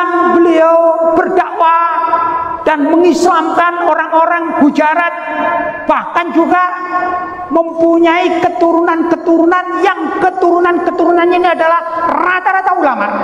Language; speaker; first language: Indonesian; native; Indonesian